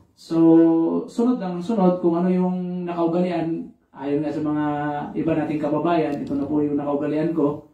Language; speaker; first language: Filipino; non-native, local second language; Cebuano